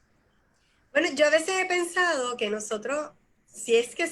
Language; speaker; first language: Spanish; native; Spanish